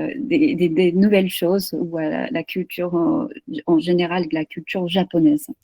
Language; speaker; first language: French; non-native, fluent; Japanese